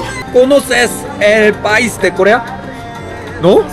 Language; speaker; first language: Spanish; non-native, learner; Korean